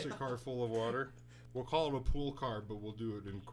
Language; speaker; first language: English; native; English